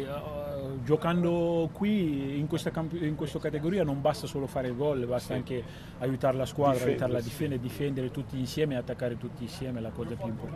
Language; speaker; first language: Italian; non-native, fluent; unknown